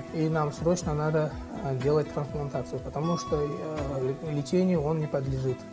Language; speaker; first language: Russian; non-native, fluent; Uzbek